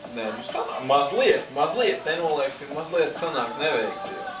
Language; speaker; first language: Latvian; native; Latvian